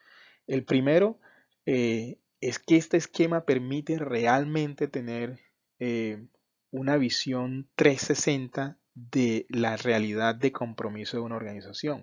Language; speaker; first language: Spanish; native; Spanish